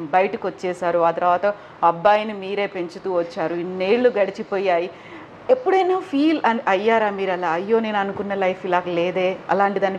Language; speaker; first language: Telugu; native; Telugu